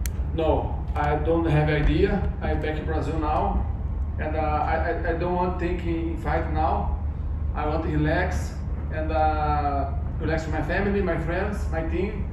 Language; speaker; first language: English; non-native, learner; Portuguese